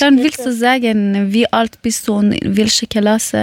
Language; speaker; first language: German; non-native, learner; Persian